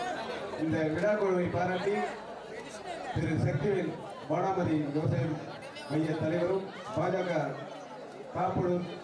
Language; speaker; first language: Tamil; native; Tamil